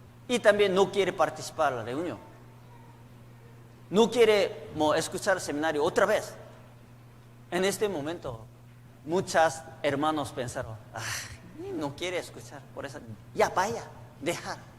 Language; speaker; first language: Spanish; non-native, learner; Korean